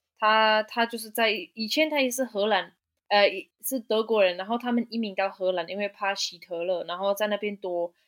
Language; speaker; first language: Chinese; non-native, fluent; German